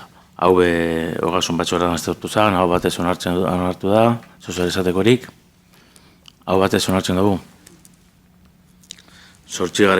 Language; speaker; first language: Basque; native; Basque